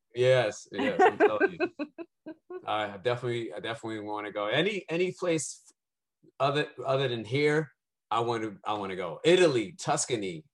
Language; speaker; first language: English; native; English